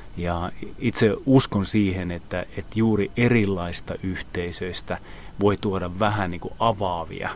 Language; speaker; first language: Finnish; native; Finnish